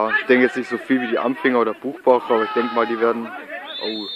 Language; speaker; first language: German; native; German